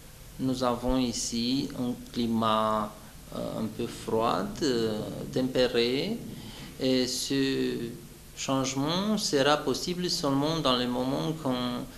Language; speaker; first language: French; non-native, fluent; Romanian